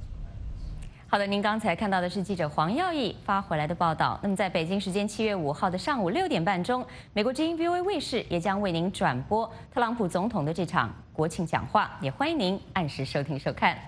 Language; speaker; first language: Chinese; native; Chinese